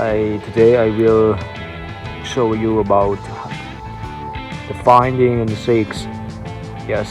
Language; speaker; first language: English; non-native, learner; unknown